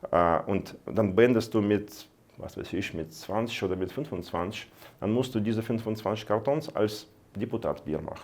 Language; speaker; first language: German; non-native, fluent; Russian